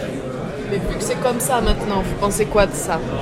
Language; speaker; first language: French; native; French